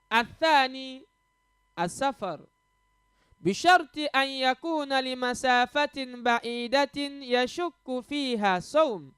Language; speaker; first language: Arabic; non-native, fluent; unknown